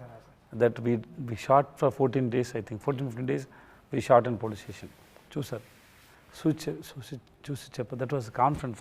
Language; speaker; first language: Telugu; non-native, learner; Tamil